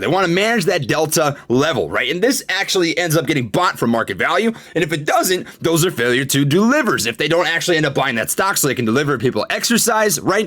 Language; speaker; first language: English; native; English